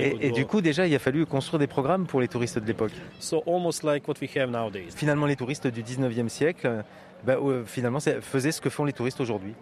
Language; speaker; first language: French; native; French